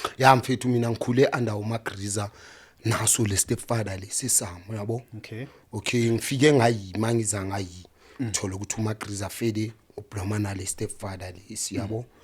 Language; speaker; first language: Zulu; non-native, local second language; Xhosa